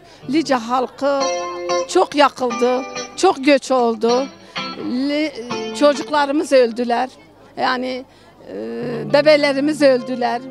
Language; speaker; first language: Turkish; non-native, local second language; Kurdish